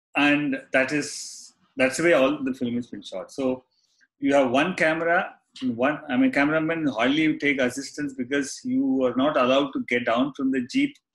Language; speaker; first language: English; non-native, local second language; Tamil